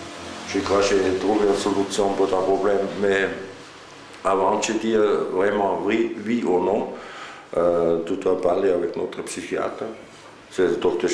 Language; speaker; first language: French; non-native, learner; German